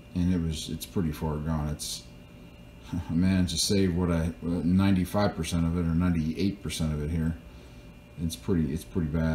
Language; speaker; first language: English; native; English